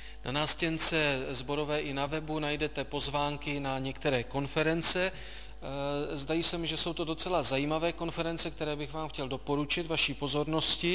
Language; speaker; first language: Czech; native; Czech